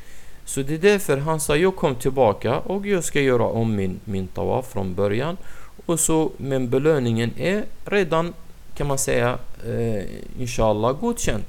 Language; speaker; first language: Swedish; non-native, fluent; Arabic